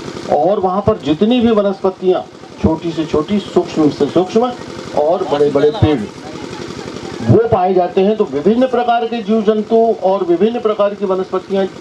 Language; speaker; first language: Hindi; native; Hindi